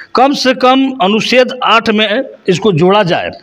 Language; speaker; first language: Hindi; non-native, local second language; Bhojpuri